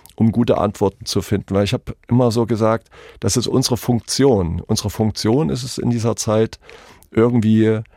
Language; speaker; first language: German; native; German